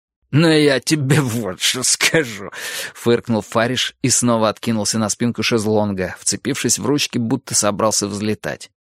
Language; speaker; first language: Russian; native; Russian